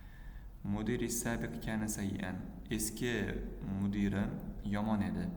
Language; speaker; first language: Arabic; non-native, fluent; Uzbek